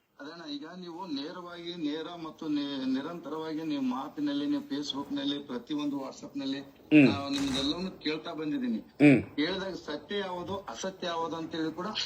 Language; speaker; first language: Kannada; native; Kannada